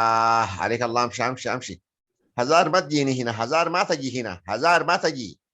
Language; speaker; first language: Arabic; native; Arabic